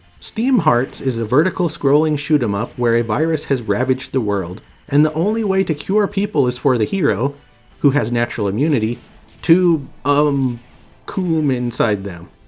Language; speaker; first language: English; native; English